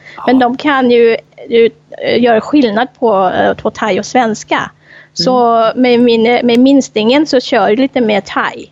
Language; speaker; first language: Swedish; non-native, fluent; Thai